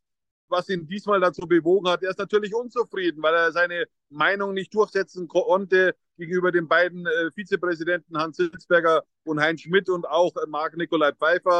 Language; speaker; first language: German; native; German